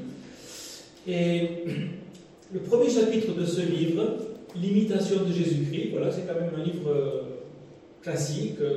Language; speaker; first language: French; native; French